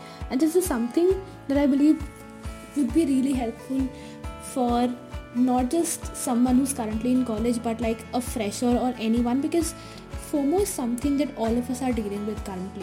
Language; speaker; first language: English; non-native, local second language; Hindi